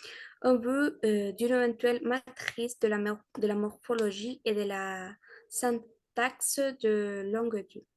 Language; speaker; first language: French; non-native, learner; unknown